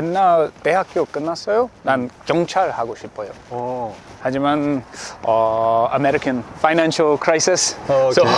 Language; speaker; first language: Korean; non-native, learner; English